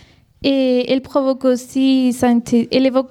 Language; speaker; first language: French; non-native, fluent; Spanish